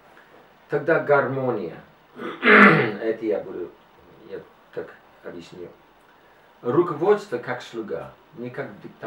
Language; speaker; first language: Russian; non-native, fluent; English